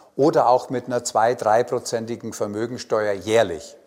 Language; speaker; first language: German; native; German